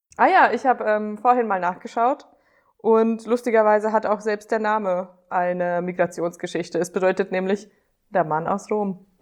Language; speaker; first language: German; non-native, fluent; Hungarian